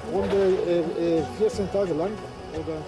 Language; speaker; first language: German; non-native, fluent; Italian